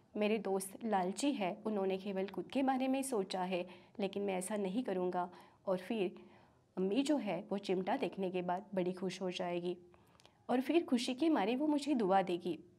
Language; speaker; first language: Hindi; non-native, local second language; Marathi